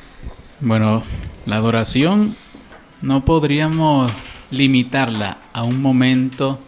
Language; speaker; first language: Spanish; native; Spanish